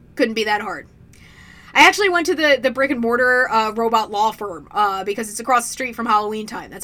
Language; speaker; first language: English; native; English